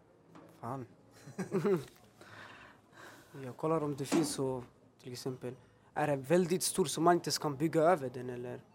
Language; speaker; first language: Swedish; early bilingual, other home language; Albanian